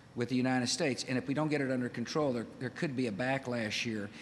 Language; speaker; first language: English; native; English